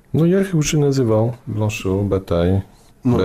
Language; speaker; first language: Russian; non-native, fluent; English